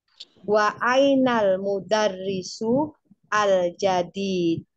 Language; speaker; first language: Arabic; non-native, learner; Indonesian